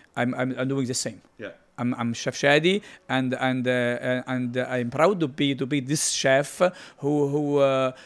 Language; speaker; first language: English; non-native, learner; Arabic